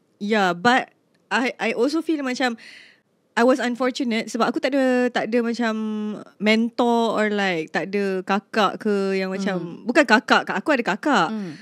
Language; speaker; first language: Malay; non-native, local second language; English